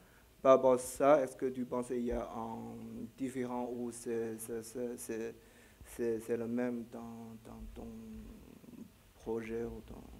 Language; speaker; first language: French; non-native, learner; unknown